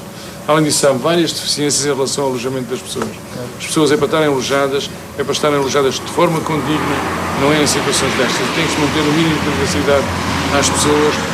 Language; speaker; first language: Portuguese; native; Portuguese